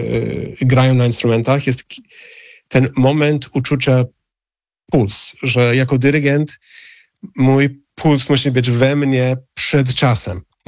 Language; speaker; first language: Polish; non-native, fluent; English